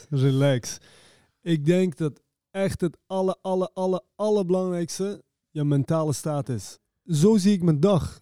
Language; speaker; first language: Dutch; early bilingual, other home language; Persian